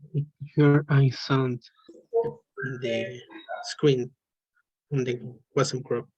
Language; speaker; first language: English; non-native, learner; Spanish